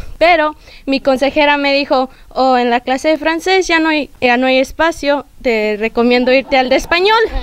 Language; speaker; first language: Spanish; early bilingual, heritage; Spanish